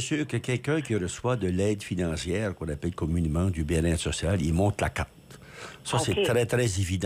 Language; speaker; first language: French; native; French